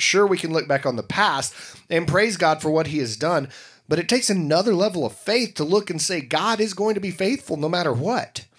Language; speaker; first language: English; native; English